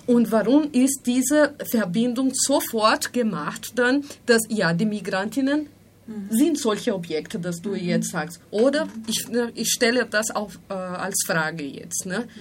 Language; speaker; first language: German; non-native, fluent; Spanish